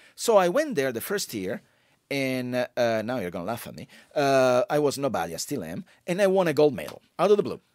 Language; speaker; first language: English; non-native, fluent; Italian